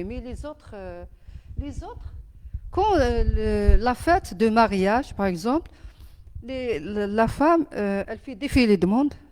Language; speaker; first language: French; non-native, learner; Arabic